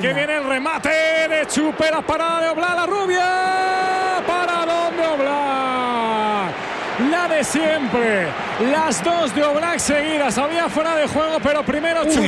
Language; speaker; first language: Spanish; native; Spanish